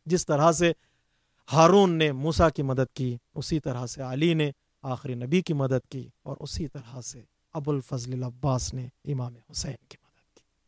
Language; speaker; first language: Urdu; native; Urdu